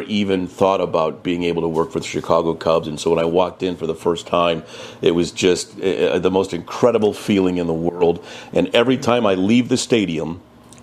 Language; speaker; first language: English; native; English